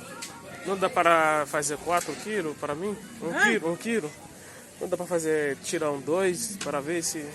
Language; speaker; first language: Portuguese; non-native, fluent; Haitian Creole